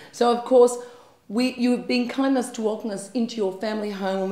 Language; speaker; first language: English; early bilingual, other home language; Italian